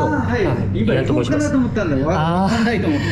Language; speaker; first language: Japanese; native; Japanese